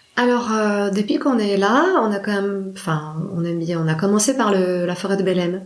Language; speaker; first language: French; non-native, fluent; Polish